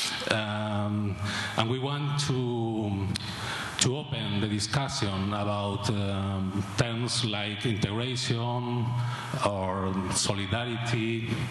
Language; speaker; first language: English; non-native, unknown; Spanish